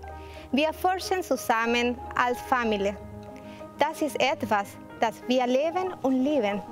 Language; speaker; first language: German; non-native, fluent; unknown